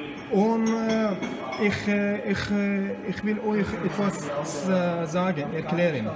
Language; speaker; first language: German; non-native, learner; Persian